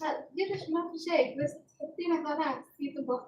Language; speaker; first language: Arabic; non-native, learner; Tigrinya